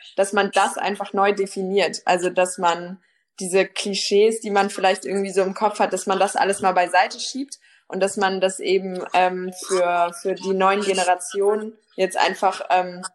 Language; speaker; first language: German; early bilingual, other home language; Turkish